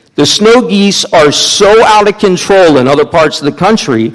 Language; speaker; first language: English; native; English